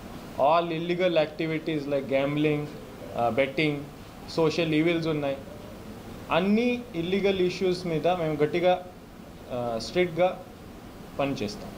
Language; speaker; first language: Telugu; non-native, fluent; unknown